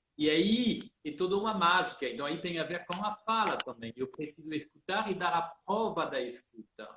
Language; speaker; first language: Portuguese; early bilingual, heritage; Portuguese